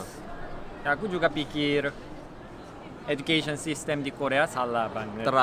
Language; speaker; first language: Indonesian; non-native, learner; Korean